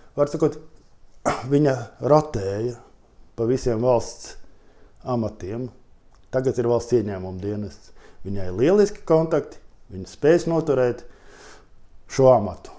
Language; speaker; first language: Latvian; non-native, local second language; Russian